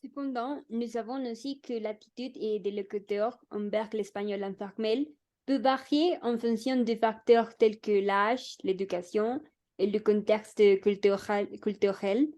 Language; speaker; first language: French; non-native, learner; Spanish